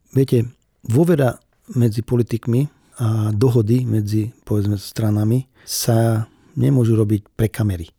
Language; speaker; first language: Slovak; non-native, local second language; Hungarian